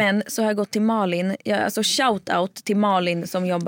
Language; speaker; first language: Swedish; native; Swedish